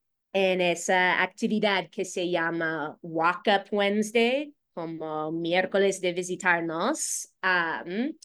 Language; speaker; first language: Spanish; non-native, fluent; English